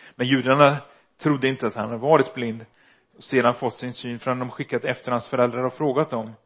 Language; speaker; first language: Swedish; early bilingual, other home language; Dutch